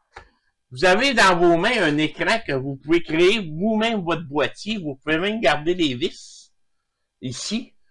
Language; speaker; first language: French; native; French